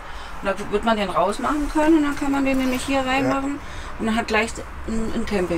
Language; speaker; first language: German; native; German